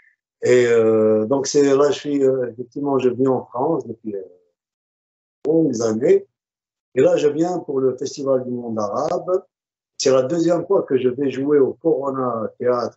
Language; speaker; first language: French; non-native, local second language; Arabic